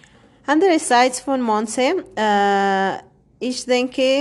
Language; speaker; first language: German; non-native, learner; Spanish